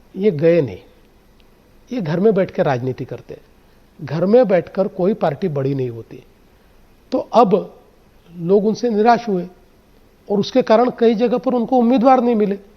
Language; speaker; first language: Hindi; non-native, local second language; Marathi